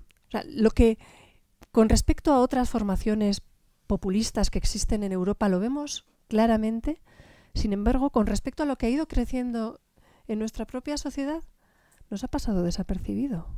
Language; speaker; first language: Spanish; native; Spanish